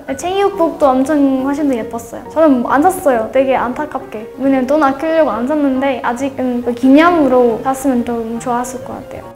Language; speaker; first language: Korean; non-native, fluent; English